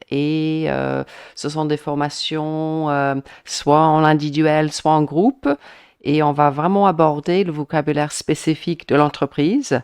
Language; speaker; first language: French; non-native, fluent; English